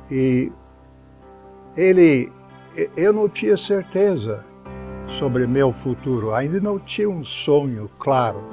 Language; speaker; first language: Portuguese; non-native, fluent; English